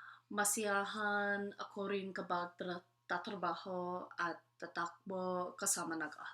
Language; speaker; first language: Filipino; non-native, learner; English